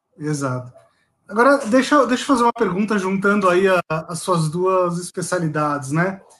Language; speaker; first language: Portuguese; native; Portuguese